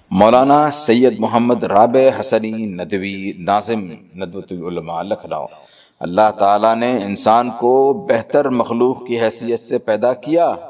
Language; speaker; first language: Urdu; native; Urdu